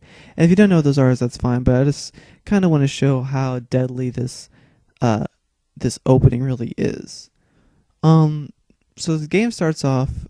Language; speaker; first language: English; native; English